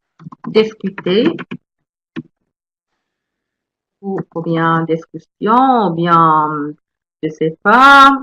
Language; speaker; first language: French; non-native, local second language; Arabic